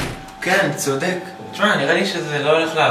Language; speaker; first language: Hebrew; native; Hebrew